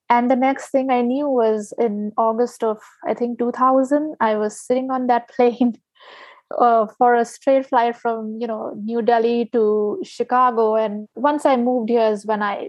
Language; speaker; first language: English; non-native, local second language; Hindi